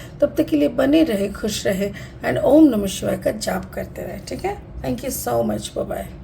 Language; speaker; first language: Hindi; non-native, local second language; Bangla